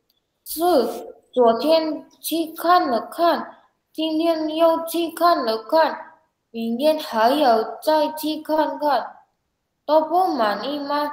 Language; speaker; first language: Chinese; non-native, learner; Indonesian